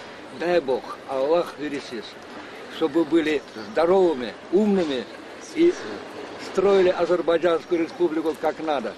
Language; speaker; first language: Russian; non-native, local second language; Azerbaijani